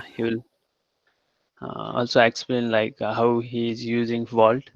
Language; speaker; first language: English; non-native, local second language; Nepali